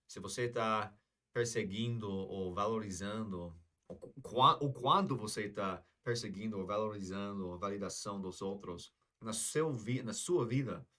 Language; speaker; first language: Portuguese; non-native, fluent; English